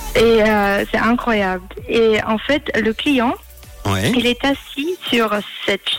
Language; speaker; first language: French; early bilingual, heritage; German